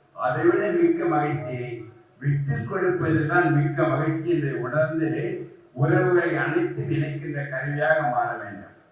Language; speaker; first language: Tamil; native; Tamil